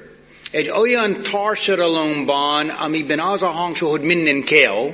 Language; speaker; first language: Hungarian; non-native, fluent; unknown